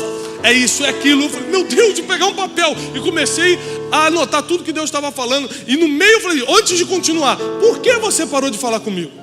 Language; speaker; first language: Portuguese; native; Portuguese